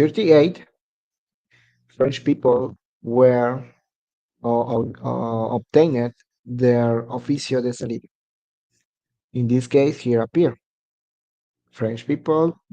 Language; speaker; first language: English; non-native, learner; Spanish